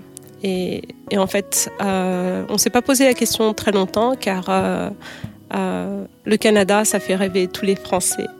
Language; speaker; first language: French; native; French